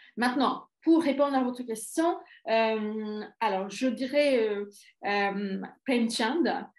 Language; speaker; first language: French; non-native, fluent; Bangla